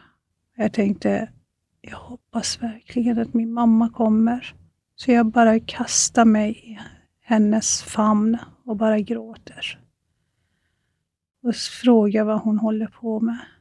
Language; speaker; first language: Swedish; non-native, fluent; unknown